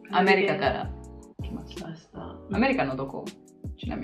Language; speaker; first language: Japanese; non-native, fluent; Italian